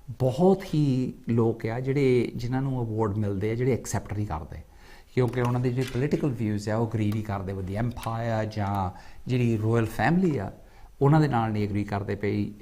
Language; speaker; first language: Punjabi; early bilingual, heritage; Punjabi